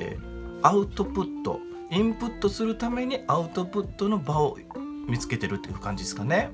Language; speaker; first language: Japanese; native; Japanese